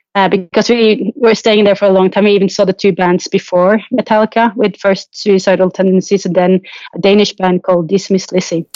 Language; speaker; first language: English; non-native, fluent; Norwegian